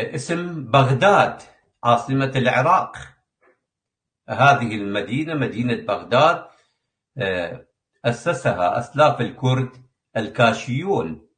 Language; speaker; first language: Arabic; non-native, local second language; Kurdish